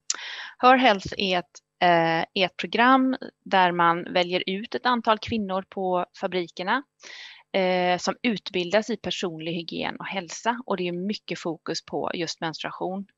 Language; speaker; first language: Swedish; native; Swedish